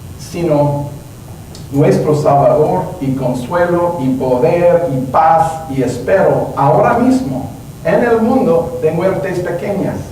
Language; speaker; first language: Spanish; non-native, learner; English